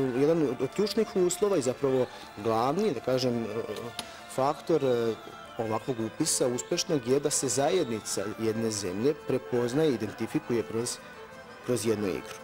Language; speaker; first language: Serbian; native; Serbian